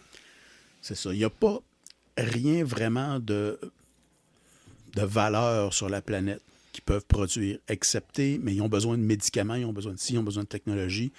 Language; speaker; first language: French; native; French